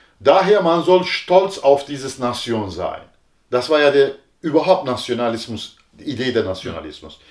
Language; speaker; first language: German; non-native, fluent; Turkish